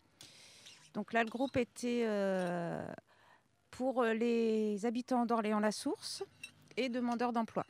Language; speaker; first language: French; native; French